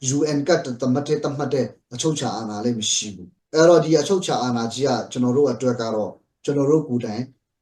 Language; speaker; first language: Burmese; non-native, local second language; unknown